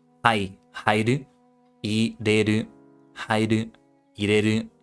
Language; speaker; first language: Japanese; non-native, learner; English